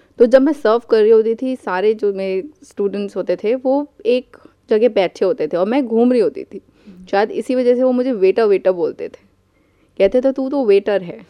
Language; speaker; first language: Hindi; native; Hindi